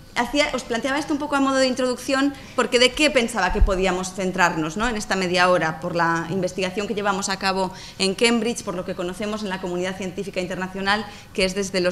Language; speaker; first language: Spanish; native; Spanish